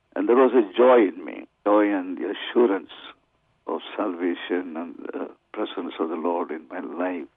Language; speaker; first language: English; non-native, local second language; Tamil